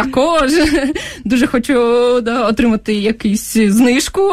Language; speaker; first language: Ukrainian; non-native, local second language; Russian